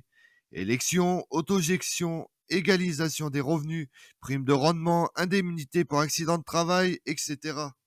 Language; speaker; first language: French; native; French